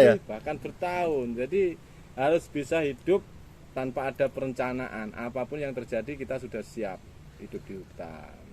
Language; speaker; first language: Indonesian; non-native, local second language; Javanese